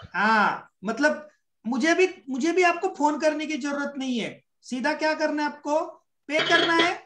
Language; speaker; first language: Hindi; non-native, local second language; Marathi